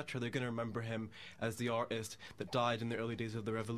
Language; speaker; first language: English; native; English